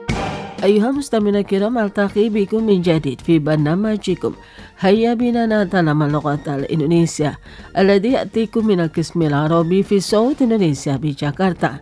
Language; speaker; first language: Arabic; non-native, fluent; Indonesian